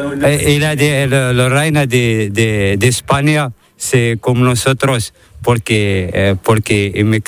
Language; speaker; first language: Spanish; non-native, learner; Arabic